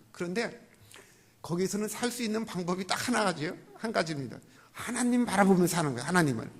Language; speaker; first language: Korean; native; Korean